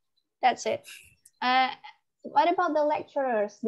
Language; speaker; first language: English; non-native, learner; Indonesian